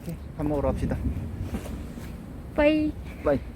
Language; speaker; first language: Korean; native; Korean